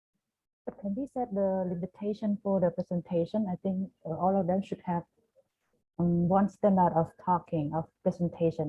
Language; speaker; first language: English; non-native, fluent; Khmer